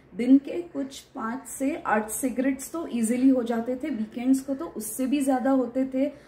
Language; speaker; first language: Hindi; non-native, local second language; Marathi